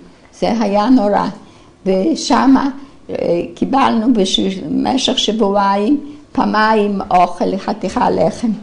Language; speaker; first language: Hebrew; non-native, fluent; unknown